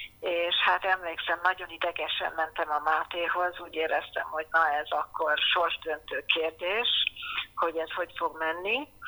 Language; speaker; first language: Hungarian; early bilingual, heritage; Hungarian